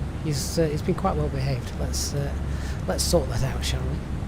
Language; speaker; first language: English; native; English